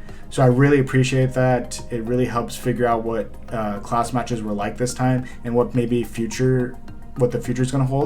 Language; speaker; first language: English; native; English